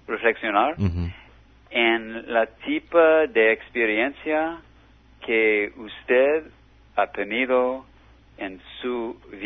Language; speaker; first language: Spanish; non-native, learner; English